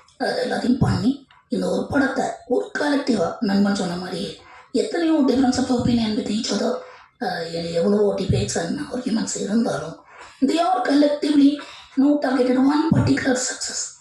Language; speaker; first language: Tamil; native; Tamil